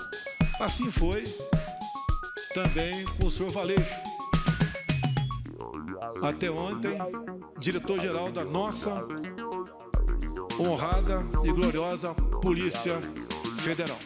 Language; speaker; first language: Portuguese; native; Portuguese